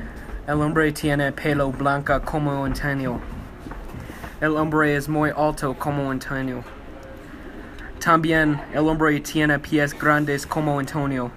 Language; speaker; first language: Spanish; non-native, learner; English